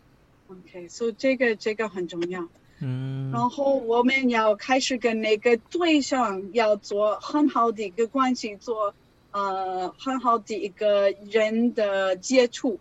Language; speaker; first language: Chinese; non-native, learner; English